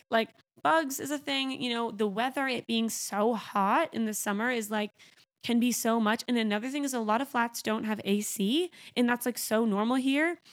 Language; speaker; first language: English; native; English